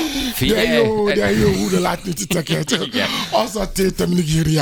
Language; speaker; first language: Hungarian; non-native, fluent; Yoruba